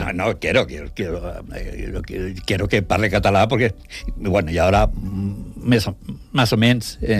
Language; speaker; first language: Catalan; non-native, learner; Spanish